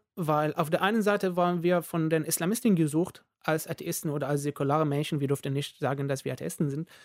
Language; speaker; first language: German; non-native, fluent; Arabic